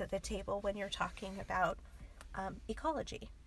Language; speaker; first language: English; native; English